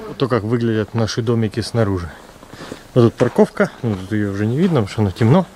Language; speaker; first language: Russian; native; Russian